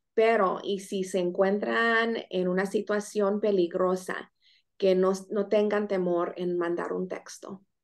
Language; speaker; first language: Spanish; native; Spanish